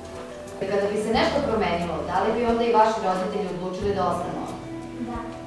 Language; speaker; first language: Serbian; native; Serbian